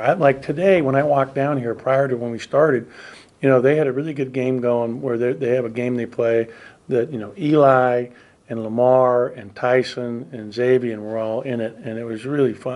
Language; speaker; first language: English; native; English